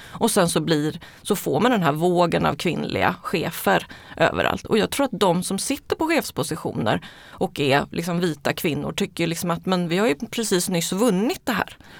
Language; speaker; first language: Swedish; early bilingual, other home language; Spanish